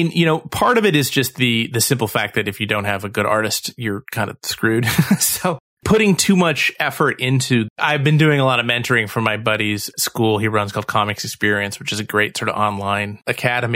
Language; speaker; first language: English; native; English